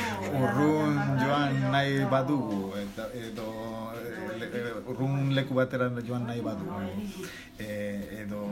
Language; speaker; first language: Basque; non-native, learner; Spanish